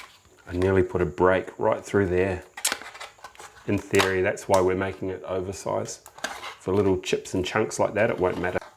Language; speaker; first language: English; native; English